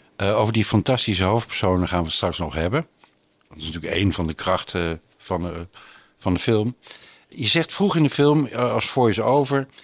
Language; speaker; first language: Dutch; native; Dutch